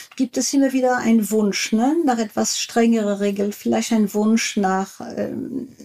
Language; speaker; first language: German; non-native, fluent; French